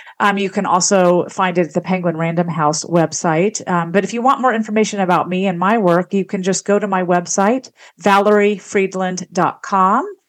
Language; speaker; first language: English; native; English